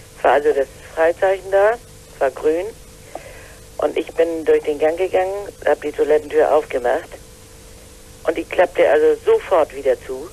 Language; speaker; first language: German; native; German